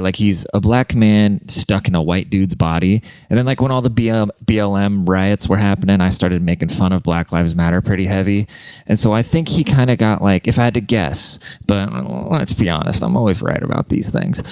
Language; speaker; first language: English; native; English